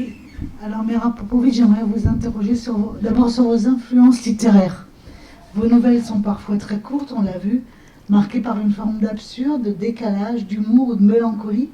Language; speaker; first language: French; native; French